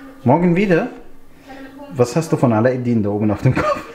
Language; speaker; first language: German; non-native, learner; Arabic